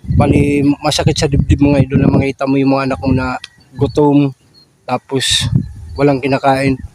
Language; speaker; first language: Filipino; non-native, local second language; Cebuano